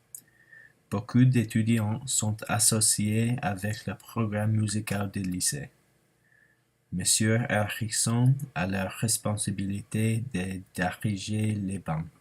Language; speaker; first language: French; non-native, learner; English